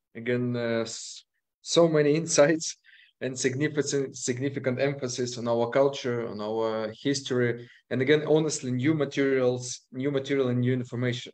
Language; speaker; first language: English; non-native, fluent; Ukrainian